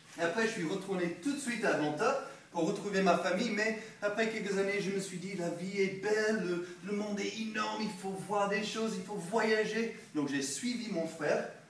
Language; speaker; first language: French; non-native, fluent; English